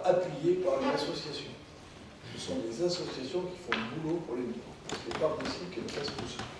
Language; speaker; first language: French; native; French